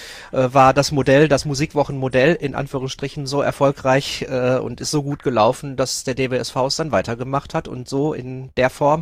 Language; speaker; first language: German; native; German